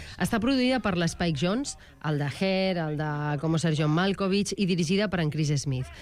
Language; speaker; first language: Catalan; native; Catalan